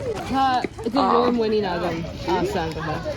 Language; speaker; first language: Irish; non-native, learner; English